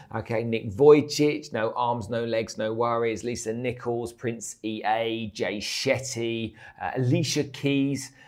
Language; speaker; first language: English; native; English